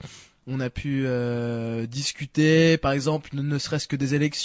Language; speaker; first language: French; native; French